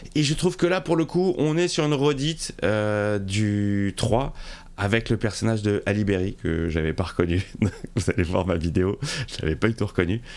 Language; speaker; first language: French; native; French